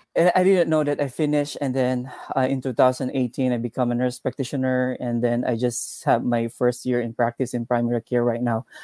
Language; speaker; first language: English; non-native, local second language; Cebuano